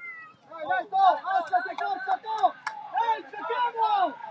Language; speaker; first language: Italian; native; Italian